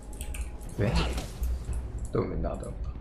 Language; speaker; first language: Chinese; native; Chinese